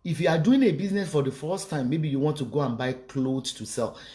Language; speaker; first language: English; non-native, local second language; Yoruba